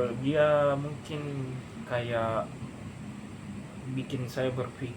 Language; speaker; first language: Indonesian; non-native, local second language; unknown